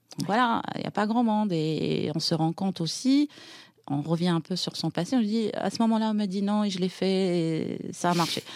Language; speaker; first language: French; non-native, local second language; Arabic